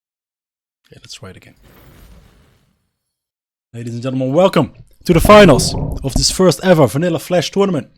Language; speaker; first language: English; non-native, fluent; Dutch